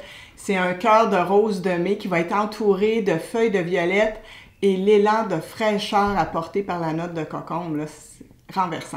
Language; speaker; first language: French; native; French